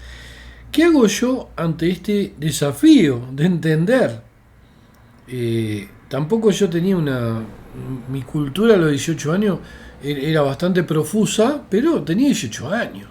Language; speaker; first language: Spanish; native; Spanish